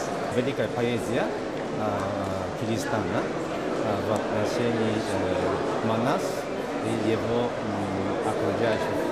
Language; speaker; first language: Russian; non-native, fluent; Japanese